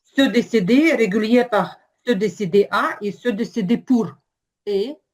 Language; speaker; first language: French; non-native, learner; Ukrainian